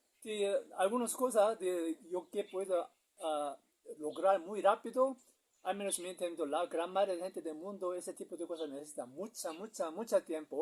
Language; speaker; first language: Spanish; non-native, learner; Korean